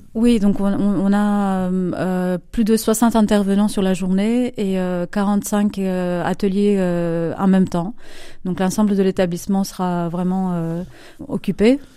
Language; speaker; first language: French; non-native, fluent; Romanian